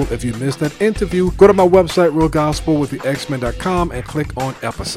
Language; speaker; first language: English; native; English